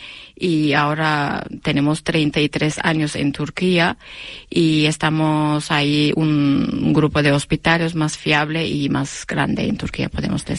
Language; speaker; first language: Spanish; non-native, learner; Turkish